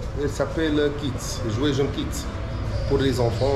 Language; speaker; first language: French; non-native, local second language; Arabic